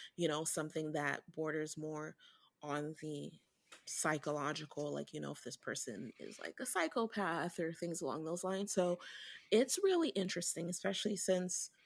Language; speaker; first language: English; early bilingual, other home language; Haitian Creole